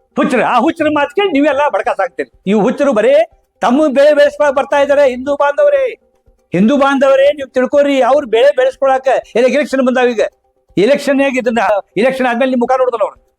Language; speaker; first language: Kannada; non-native, local second language; Urdu